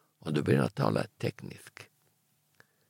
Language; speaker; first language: Swedish; early bilingual, heritage; Italian